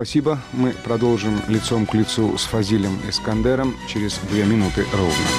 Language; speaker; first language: Russian; native; Russian